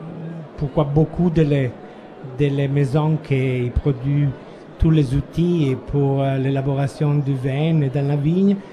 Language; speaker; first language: French; non-native, fluent; Italian